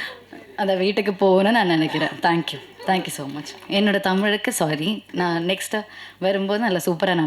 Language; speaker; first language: Tamil; non-native, learner; Telugu